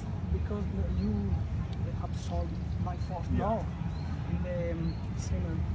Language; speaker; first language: English; non-native, learner; Italian